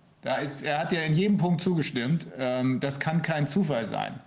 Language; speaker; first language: German; native; German